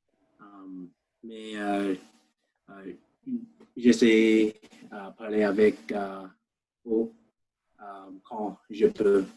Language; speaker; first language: French; non-native, learner; English